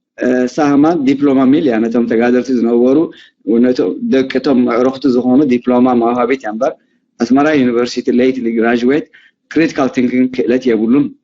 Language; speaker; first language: Tigrinya; non-native, local second language; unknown